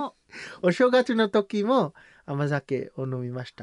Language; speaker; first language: Japanese; non-native, learner; Samoan